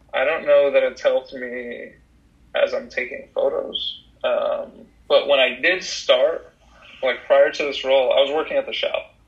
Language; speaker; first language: English; early bilingual, other home language; Russian